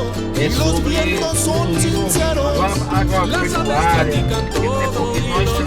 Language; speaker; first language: Portuguese; native; Portuguese